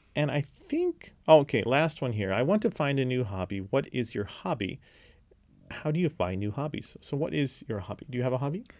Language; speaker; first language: English; native; English